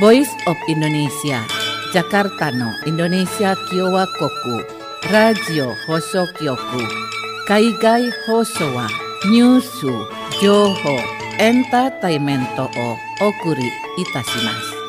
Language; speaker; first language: Japanese; non-native, fluent; Indonesian